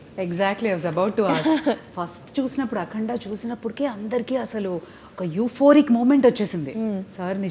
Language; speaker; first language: Telugu; native; Telugu